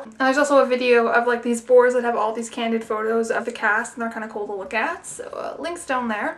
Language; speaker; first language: English; native; English